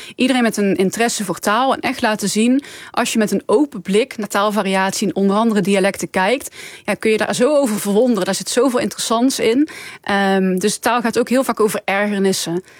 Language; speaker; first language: Dutch; native; Dutch